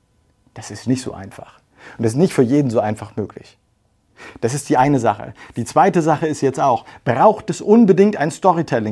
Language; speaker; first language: German; native; German